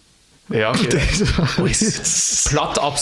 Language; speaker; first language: German; native; German